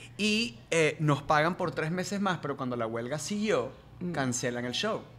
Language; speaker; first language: Spanish; native; Spanish